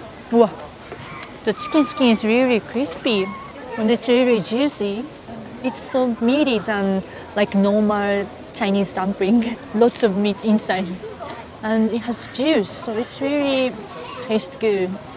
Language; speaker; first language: English; non-native, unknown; Japanese